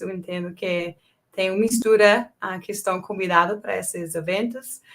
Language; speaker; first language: Portuguese; non-native, fluent; English